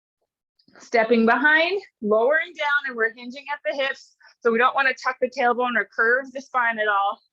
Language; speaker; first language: English; native; English